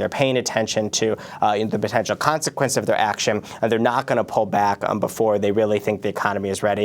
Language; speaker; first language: English; native; English